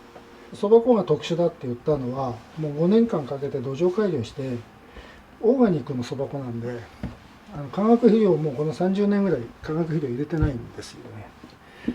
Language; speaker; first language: Japanese; native; Japanese